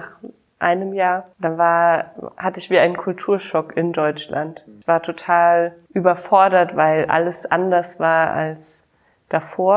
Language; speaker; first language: German; native; German